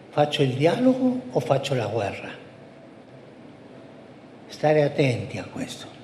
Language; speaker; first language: Italian; non-native, fluent; Spanish